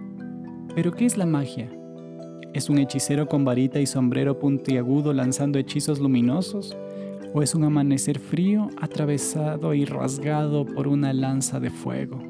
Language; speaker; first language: Spanish; native; Spanish